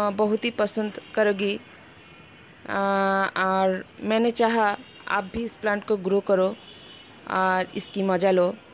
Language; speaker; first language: Hindi; non-native, local second language; Bangla